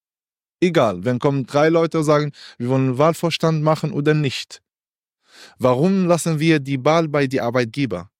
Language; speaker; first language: German; non-native, learner; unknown